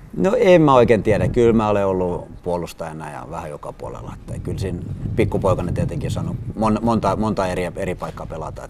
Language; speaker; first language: Finnish; early bilingual, other home language; Swedish